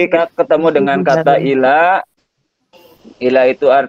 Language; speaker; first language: Indonesian; native; Indonesian